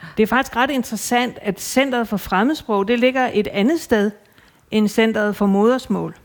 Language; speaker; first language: Danish; native; Danish